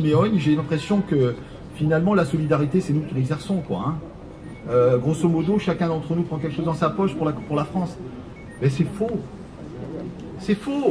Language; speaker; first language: French; native; French